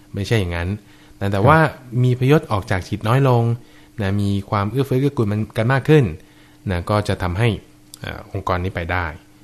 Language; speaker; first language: Thai; native; Thai